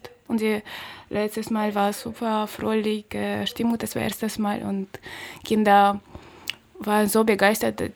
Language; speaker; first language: German; non-native, learner; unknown